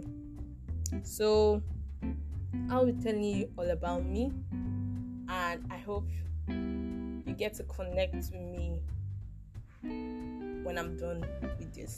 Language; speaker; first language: English; non-native, local second language; Igbo